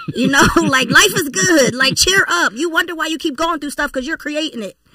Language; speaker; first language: English; native; English